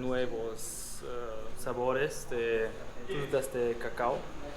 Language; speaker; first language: Spanish; non-native, learner; German